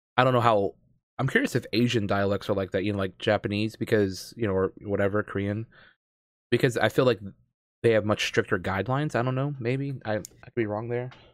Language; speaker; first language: English; native; English